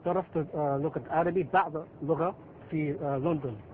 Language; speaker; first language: Arabic; non-native, learner; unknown